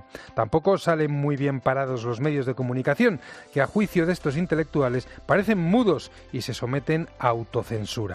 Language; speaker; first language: Spanish; native; Spanish